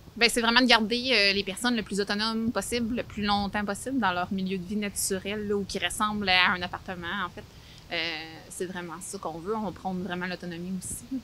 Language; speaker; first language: French; native; French